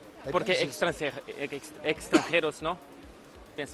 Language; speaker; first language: Spanish; non-native, learner; Portuguese